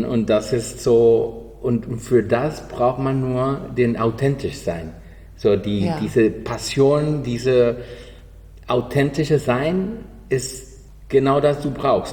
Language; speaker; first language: German; non-native, learner; Spanish